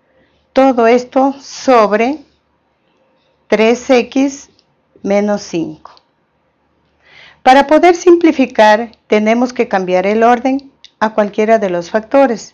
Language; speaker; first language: Spanish; native; Spanish